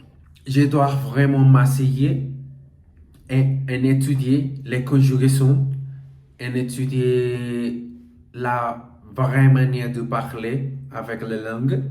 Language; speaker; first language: French; non-native, learner; Portuguese